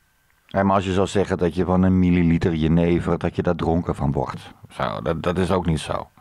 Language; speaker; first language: Dutch; native; Dutch